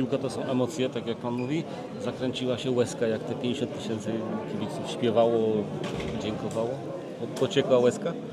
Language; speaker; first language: Polish; native; Polish